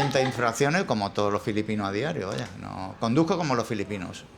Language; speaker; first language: Spanish; native; Spanish